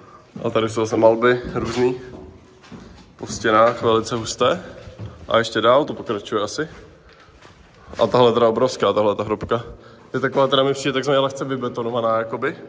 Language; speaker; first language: Czech; native; Czech